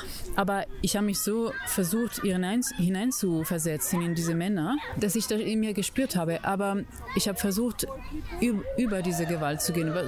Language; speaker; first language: German; non-native, fluent; Italian